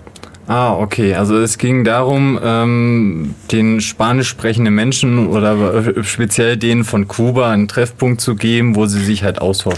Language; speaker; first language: German; native; German